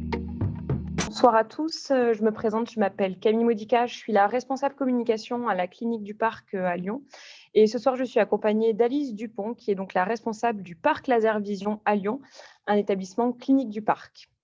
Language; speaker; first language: French; native; French